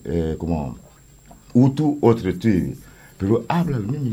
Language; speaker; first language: Spanish; non-native, learner; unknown